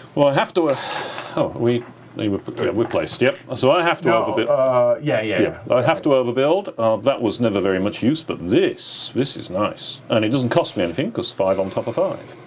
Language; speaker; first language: English; native; English